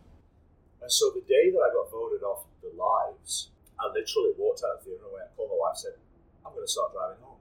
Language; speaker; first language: English; native; English